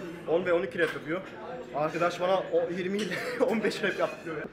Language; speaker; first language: Turkish; early bilingual, heritage; Turkish